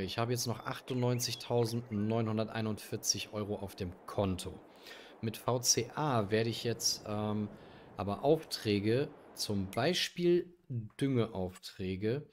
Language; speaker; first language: German; native; German